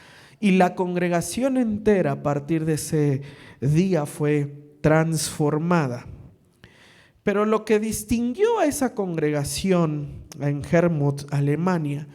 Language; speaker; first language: Spanish; native; Spanish